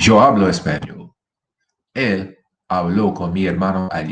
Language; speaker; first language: Spanish; non-native, fluent; English